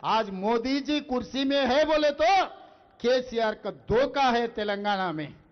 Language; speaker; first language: Hindi; non-native, local second language; Telugu